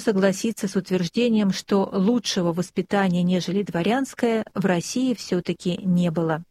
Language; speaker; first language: Russian; native; Russian